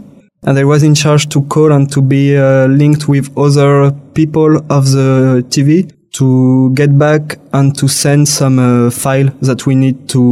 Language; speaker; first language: English; non-native, fluent; French